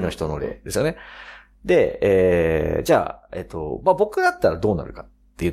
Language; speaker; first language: Japanese; native; Japanese